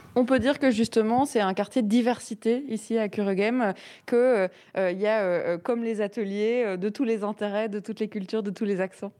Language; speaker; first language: French; native; French